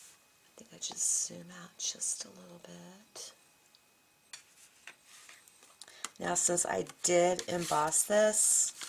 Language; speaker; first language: English; native; English